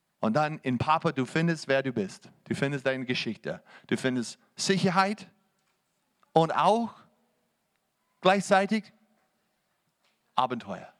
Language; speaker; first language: German; non-native, fluent; English